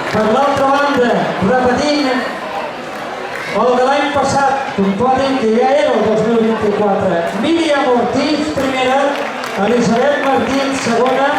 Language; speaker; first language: Catalan; native; Catalan